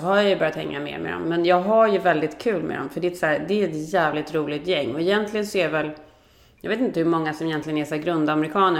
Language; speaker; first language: Swedish; native; Swedish